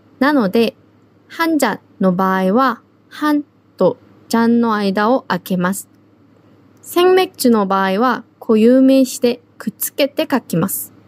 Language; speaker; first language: Japanese; non-native, fluent; Korean